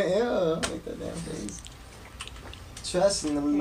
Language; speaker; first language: English; native; English